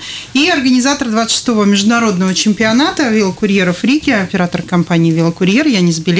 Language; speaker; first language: Russian; native; Russian